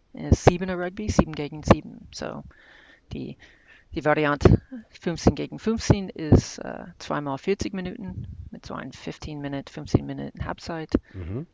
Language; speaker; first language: German; non-native, learner; English